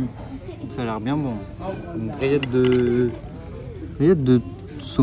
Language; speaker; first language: French; native; French